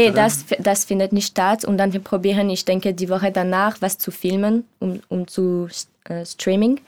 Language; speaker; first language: German; non-native, learner; French